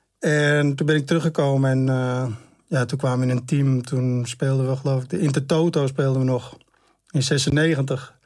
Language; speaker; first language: Dutch; native; Dutch